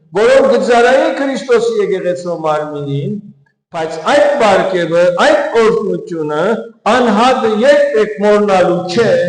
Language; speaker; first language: Armenian; early bilingual, heritage; Armenian